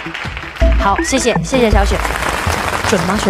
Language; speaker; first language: Chinese; native; Chinese